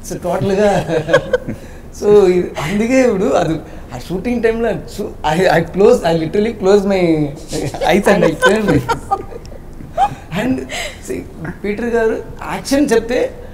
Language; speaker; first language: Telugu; non-native, learner; Tamil